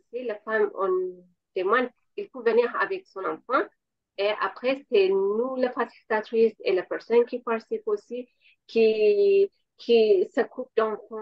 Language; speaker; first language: French; non-native, learner; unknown